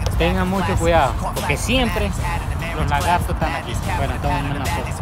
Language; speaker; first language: Spanish; early bilingual, heritage; Spanish